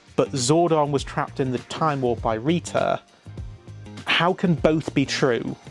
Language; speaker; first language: English; native; English